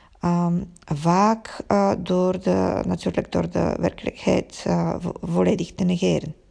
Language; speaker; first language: Dutch; non-native, fluent; Bulgarian